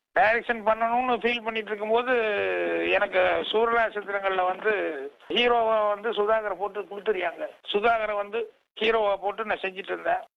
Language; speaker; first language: Tamil; native; Tamil